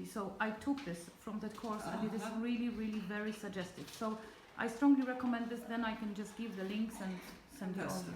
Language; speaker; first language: English; non-native, fluent; Polish